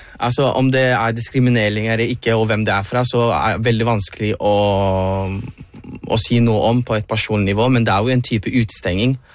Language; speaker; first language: Norwegian; early bilingual, other home language; Somali